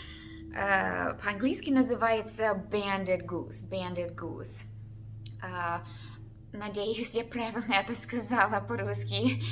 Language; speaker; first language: Russian; non-native, learner; English